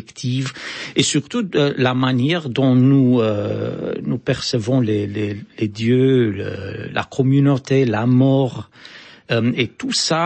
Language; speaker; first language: French; non-native, fluent; Romanian